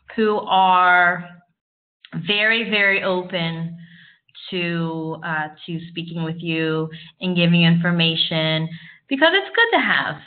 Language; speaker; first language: English; native; English